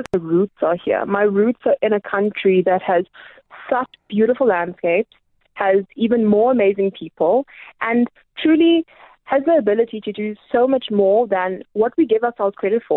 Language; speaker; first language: English; native; English